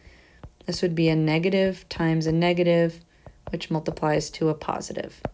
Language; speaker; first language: English; native; English